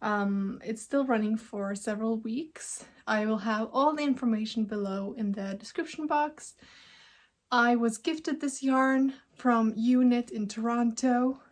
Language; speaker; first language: English; non-native, fluent; Norwegian